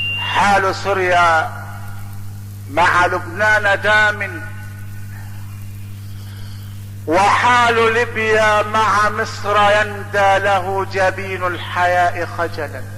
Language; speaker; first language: Arabic; native; Arabic